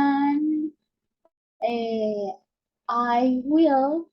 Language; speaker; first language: English; non-native, learner; Spanish